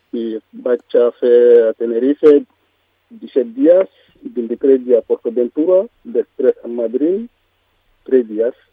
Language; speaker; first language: Catalan; non-native, learner; Mandingo